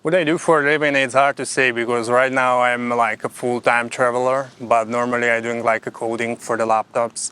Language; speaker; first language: English; non-native, fluent; Slovak